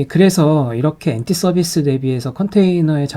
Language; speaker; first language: Korean; native; Korean